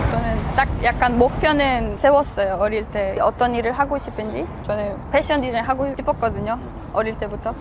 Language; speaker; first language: Korean; non-native, fluent; Polish